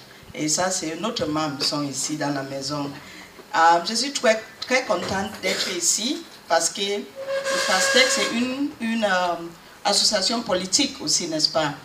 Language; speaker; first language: French; non-native, learner; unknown